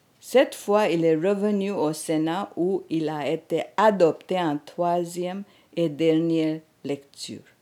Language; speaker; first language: French; non-native, fluent; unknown